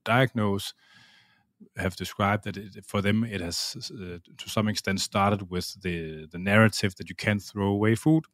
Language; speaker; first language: English; non-native, fluent; Danish